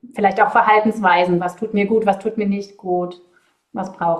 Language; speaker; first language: German; native; German